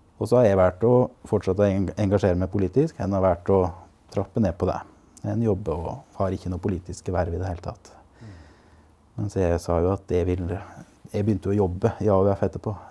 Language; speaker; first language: Norwegian; native; Norwegian